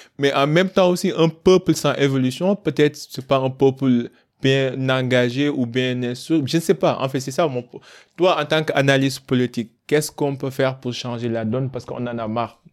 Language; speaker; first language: French; non-native, local second language; Wolof